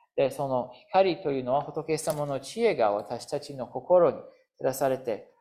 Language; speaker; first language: Japanese; non-native, fluent; English